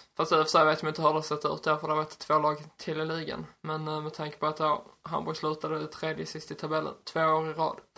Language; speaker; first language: Swedish; native; Swedish